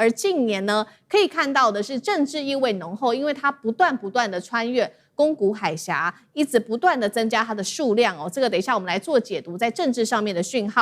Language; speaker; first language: Chinese; native; Chinese